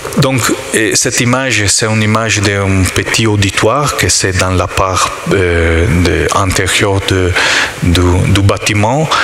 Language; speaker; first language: French; non-native, learner; Italian